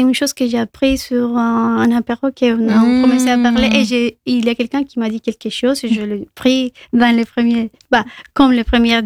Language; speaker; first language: French; non-native, fluent; Spanish